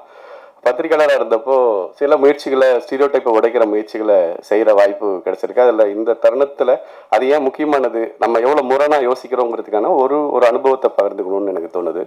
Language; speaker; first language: Tamil; native; Tamil